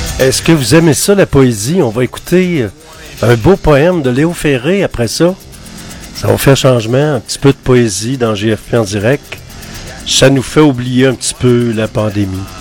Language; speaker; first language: French; native; French